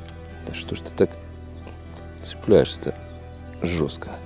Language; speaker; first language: Russian; native; Russian